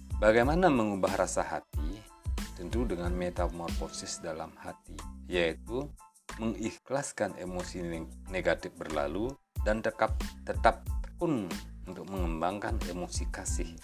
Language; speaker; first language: Indonesian; native; Indonesian